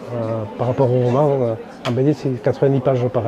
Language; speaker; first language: French; native; French